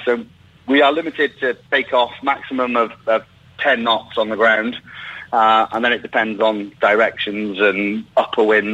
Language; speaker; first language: English; native; English